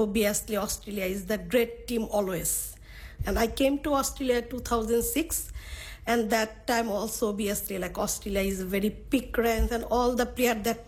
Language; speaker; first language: English; non-native, local second language; Bangla